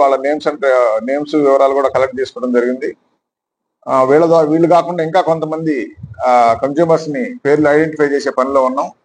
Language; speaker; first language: Telugu; native; Telugu